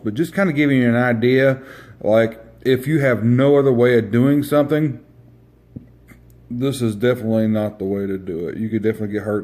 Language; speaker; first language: English; native; English